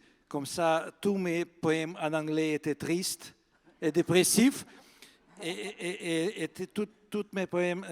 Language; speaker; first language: French; non-native, fluent; Russian